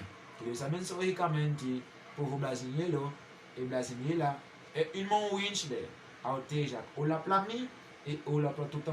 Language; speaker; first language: Portuguese; non-native, learner; Haitian Creole